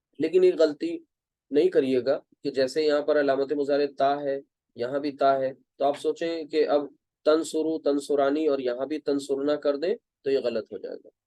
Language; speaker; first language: Urdu; native; Urdu